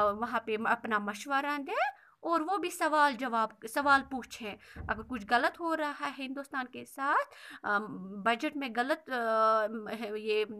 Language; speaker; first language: Hindi; non-native, local second language; Kashmiri